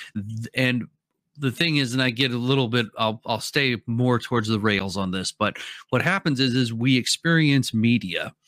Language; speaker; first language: English; native; English